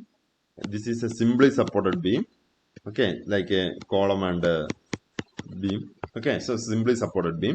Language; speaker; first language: English; non-native, local second language; Malayalam